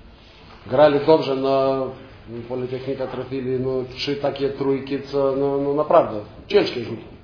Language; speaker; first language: Polish; non-native, learner; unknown